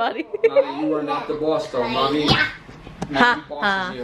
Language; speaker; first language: English; native; English